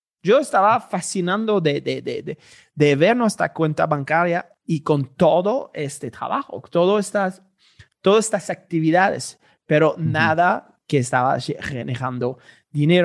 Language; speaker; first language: Spanish; non-native, fluent; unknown